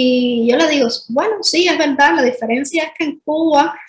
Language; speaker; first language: Spanish; native; Spanish